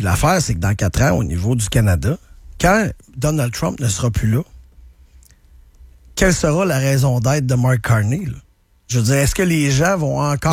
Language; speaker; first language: French; native; French